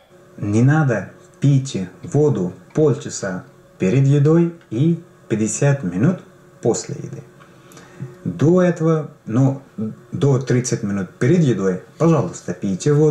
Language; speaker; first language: Russian; non-native, learner; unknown